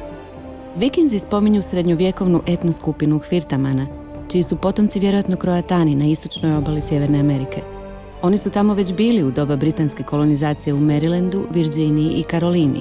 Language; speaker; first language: Croatian; native; Croatian